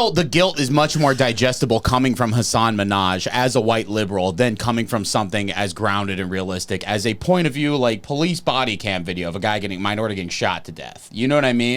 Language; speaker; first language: English; native; English